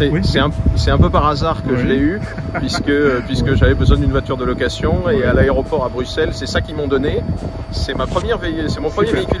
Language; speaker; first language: French; native; French